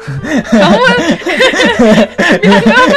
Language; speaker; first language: Indonesian; non-native, fluent; Turkish